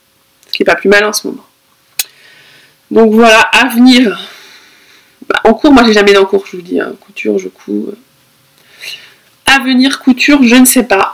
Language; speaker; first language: French; native; French